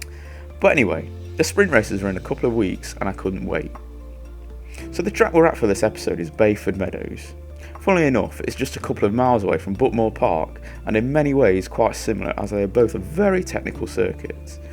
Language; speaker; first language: English; native; English